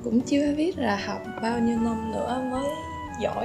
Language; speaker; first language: Vietnamese; non-native, fluent; Japanese